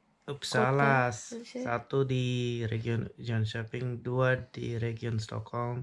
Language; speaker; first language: Indonesian; non-native, learner; Swedish